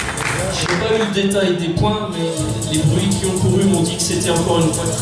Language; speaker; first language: French; native; French